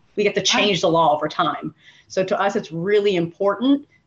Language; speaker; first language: English; native; English